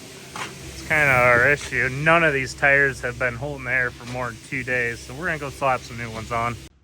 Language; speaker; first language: English; native; English